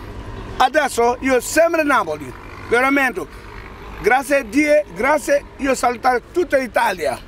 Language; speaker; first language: Italian; non-native, learner; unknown